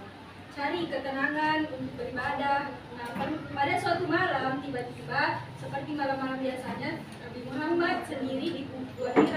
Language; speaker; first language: Indonesian; native; Indonesian